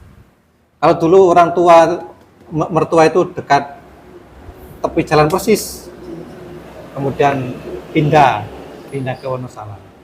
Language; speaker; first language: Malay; non-native, local second language; Javanese